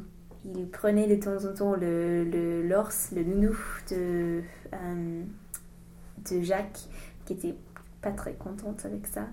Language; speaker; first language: French; non-native, learner; English